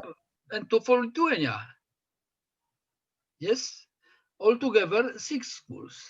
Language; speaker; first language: English; non-native, fluent; Polish